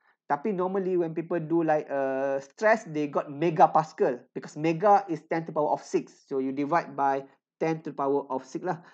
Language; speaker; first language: English; non-native, local second language; Malay